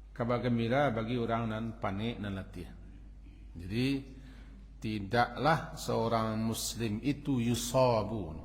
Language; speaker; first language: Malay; non-native, local second language; Minangkabau